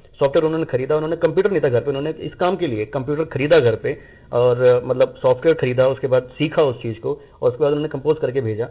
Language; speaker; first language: Hindi; non-native, local second language; Malayalam